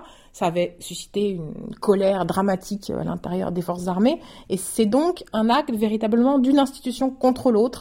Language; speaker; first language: French; native; French